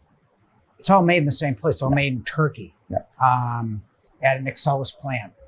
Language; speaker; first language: English; native; English